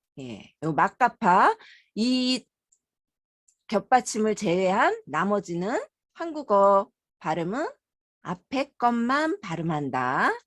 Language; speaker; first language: Korean; native; Korean